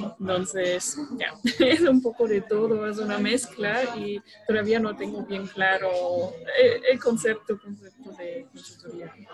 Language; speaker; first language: Spanish; non-native, fluent; German